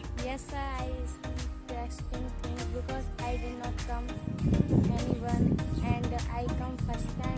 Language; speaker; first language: English; non-native, learner; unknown